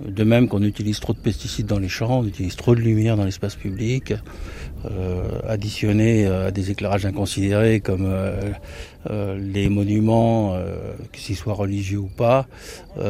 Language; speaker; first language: French; native; French